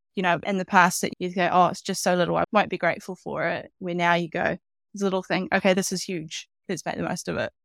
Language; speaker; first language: English; native; English